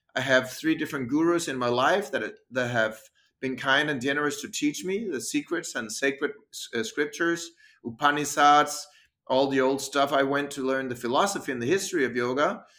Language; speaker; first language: English; non-native, fluent; Danish